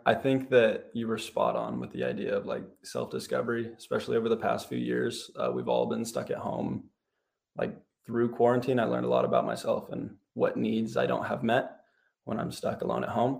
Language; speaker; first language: English; native; English